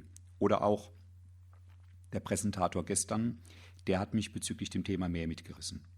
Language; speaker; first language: German; native; German